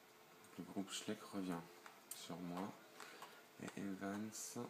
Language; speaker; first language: French; native; French